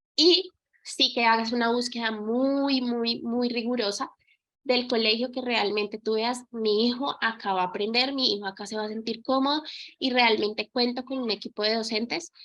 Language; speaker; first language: Spanish; native; Spanish